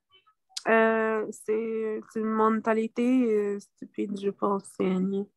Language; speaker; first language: French; non-native, learner; Arabic